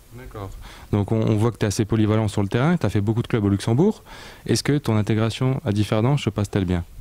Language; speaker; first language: French; native; French